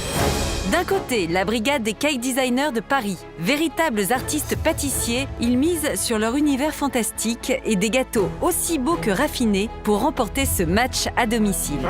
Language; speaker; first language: French; native; French